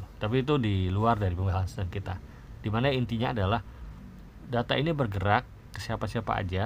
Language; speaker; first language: Indonesian; native; Indonesian